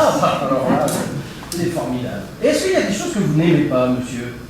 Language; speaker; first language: French; native; French